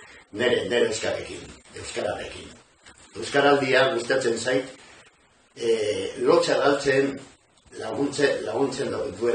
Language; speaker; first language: Basque; non-native, learner; Spanish